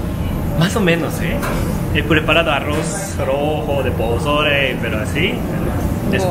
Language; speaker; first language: Spanish; non-native, fluent; Japanese